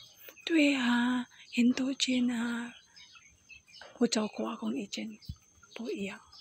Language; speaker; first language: Chinese; non-native, learner; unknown